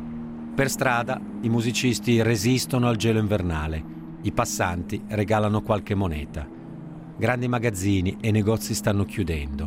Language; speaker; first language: Italian; native; Italian